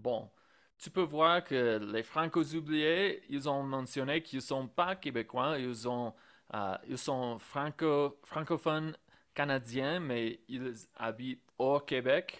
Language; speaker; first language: French; non-native, fluent; English